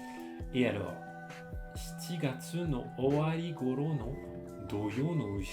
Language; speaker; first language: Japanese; non-native, fluent; French